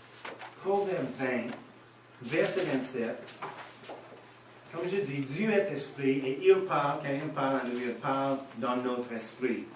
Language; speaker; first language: French; non-native, fluent; English